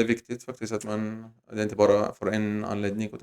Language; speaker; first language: Swedish; non-native, fluent; Arabic